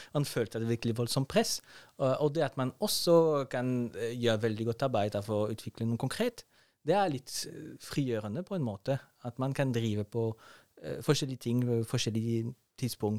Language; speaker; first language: Norwegian; non-native, fluent; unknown